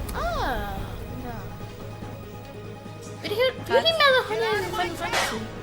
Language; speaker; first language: Welsh; non-native, local second language; English